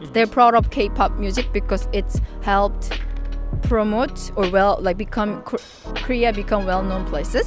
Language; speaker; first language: English; non-native, learner; Korean